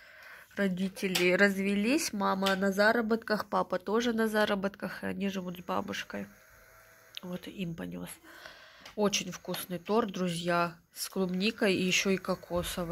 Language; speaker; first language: Russian; native; Russian